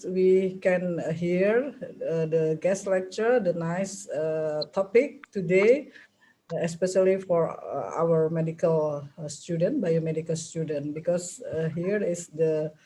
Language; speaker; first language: English; non-native, local second language; Indonesian